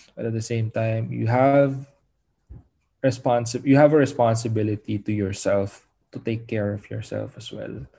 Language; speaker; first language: English; non-native, local second language; Filipino